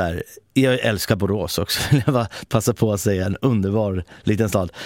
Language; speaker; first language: Swedish; native; Swedish